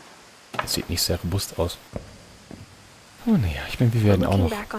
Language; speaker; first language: German; native; German